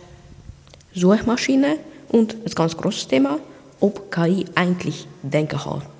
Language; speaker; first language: German; non-native, local second language; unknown